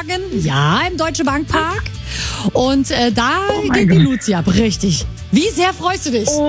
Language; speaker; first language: German; native; German